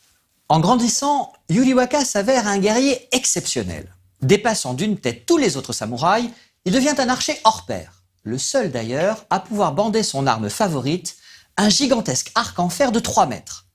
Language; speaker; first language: French; native; French